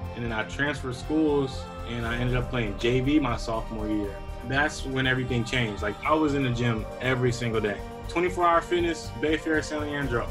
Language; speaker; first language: English; native; English